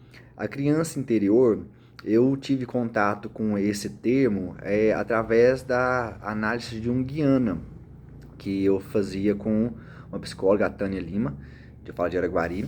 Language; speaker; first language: Portuguese; native; Portuguese